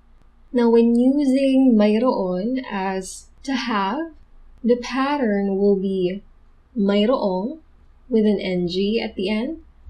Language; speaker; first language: English; non-native, local second language; Filipino